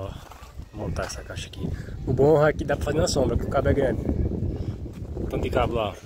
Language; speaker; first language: Portuguese; native; Portuguese